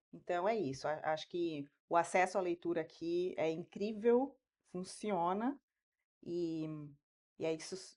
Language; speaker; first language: Portuguese; native; Portuguese